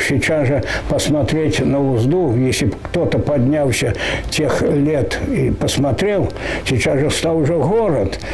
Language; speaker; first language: Russian; native; Russian